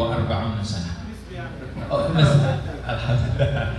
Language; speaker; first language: Arabic; non-native, learner; Indonesian